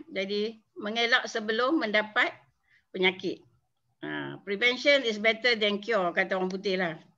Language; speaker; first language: Malay; native; Malay